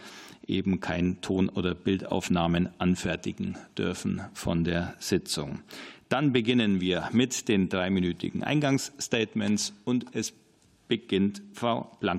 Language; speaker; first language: German; native; German